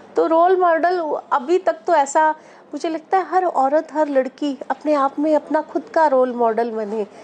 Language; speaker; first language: Hindi; non-native, local second language; Punjabi